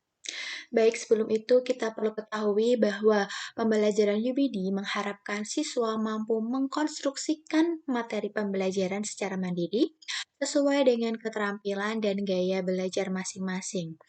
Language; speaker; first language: Indonesian; native; Indonesian